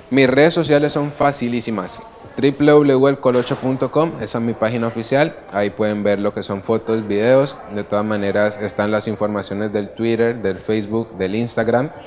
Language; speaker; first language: Spanish; early bilingual, other home language; Italian